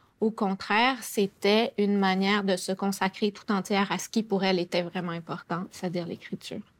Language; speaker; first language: French; native; French